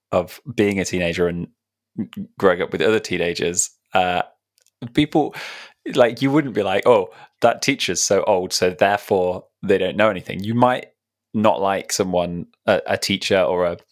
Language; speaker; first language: English; native; English